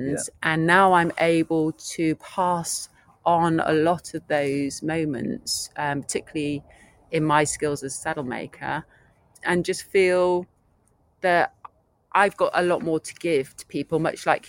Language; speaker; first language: English; native; English